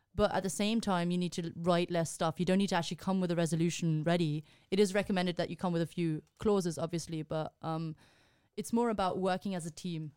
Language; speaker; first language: English; non-native, fluent; Spanish